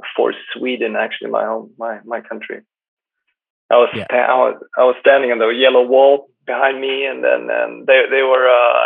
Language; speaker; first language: English; non-native, fluent; Swedish